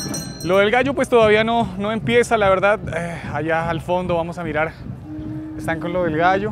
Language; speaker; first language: Spanish; native; Spanish